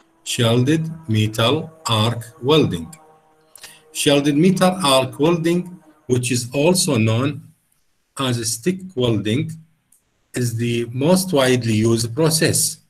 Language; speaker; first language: English; non-native, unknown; Arabic